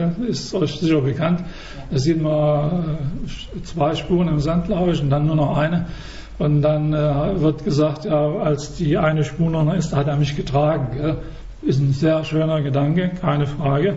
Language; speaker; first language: German; native; German